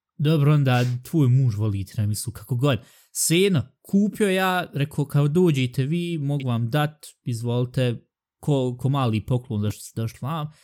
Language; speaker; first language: Bosnian; early bilingual, heritage; Bosnian